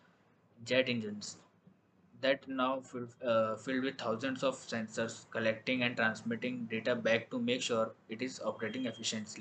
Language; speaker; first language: English; non-native, local second language; Gujarati